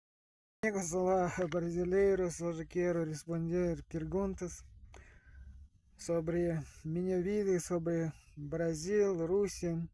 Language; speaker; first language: Portuguese; non-native, fluent; Russian